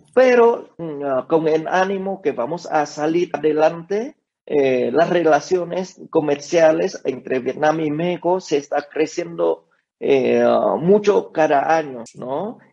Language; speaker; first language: Spanish; non-native, fluent; Vietnamese